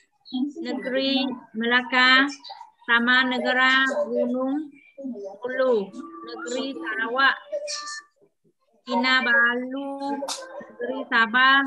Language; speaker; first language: Indonesian; non-native, learner; Vietnamese